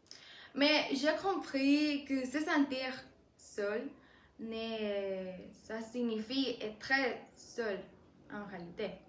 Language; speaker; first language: French; non-native, learner; Spanish